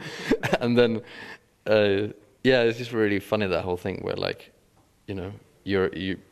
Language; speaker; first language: English; non-native, fluent; Swedish